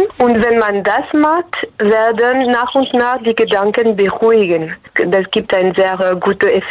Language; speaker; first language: German; non-native, fluent; French